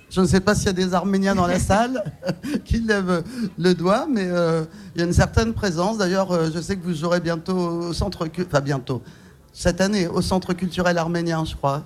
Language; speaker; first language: French; native; French